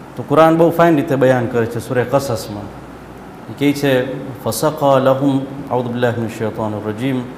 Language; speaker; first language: Gujarati; early bilingual, heritage; Gujarati